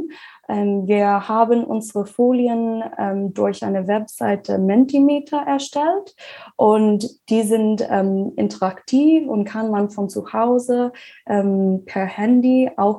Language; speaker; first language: German; non-native, fluent; English